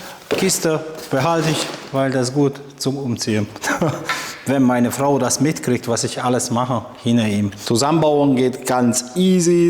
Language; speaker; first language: German; non-native, fluent; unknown